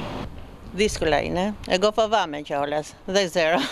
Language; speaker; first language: Greek; non-native, learner; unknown